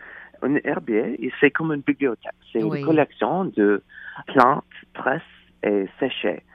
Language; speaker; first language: French; non-native, learner; English